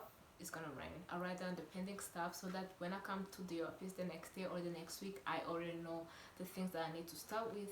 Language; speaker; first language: English; non-native, local second language; Kinyarwanda